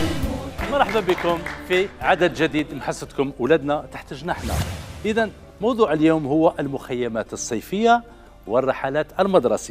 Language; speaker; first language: Arabic; native; Arabic